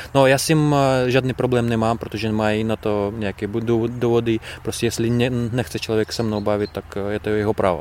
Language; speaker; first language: Czech; non-native, fluent; Russian